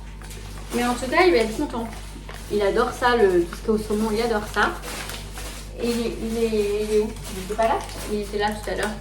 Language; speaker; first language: French; native; French